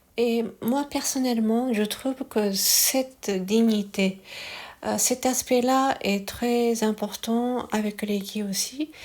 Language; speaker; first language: French; non-native, fluent; Japanese